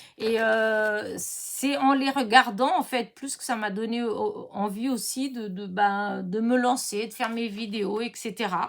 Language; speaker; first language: French; early bilingual, other home language; Portuguese